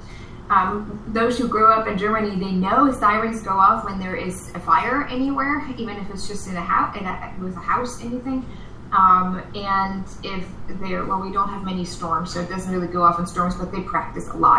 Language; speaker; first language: English; non-native, fluent; German